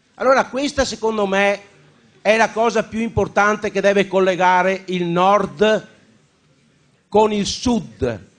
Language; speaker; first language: Italian; native; Italian